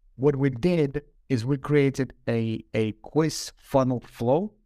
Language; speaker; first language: English; non-native, fluent; Ukrainian